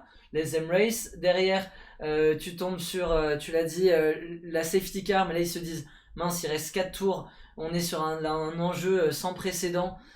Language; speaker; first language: French; native; French